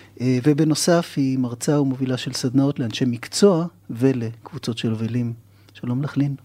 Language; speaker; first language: Hebrew; native; Hebrew